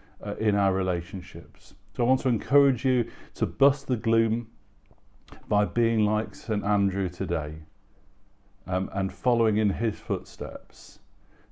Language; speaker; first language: English; native; English